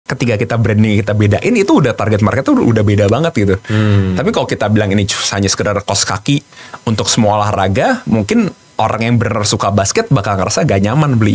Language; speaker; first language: Indonesian; native; Indonesian